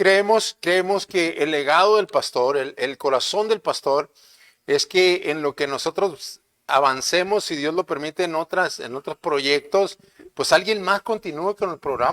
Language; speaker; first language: Spanish; native; Spanish